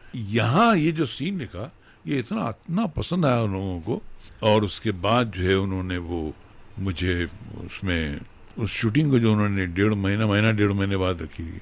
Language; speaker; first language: Hindi; native; Hindi